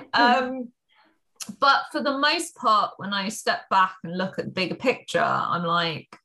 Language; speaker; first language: English; native; English